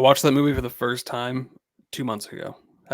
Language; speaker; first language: English; native; English